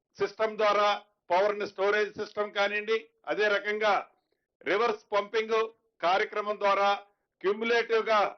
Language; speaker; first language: Telugu; native; Telugu